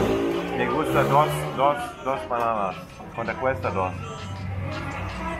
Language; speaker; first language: Spanish; non-native, learner; German